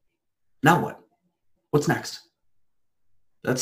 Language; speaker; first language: English; native; English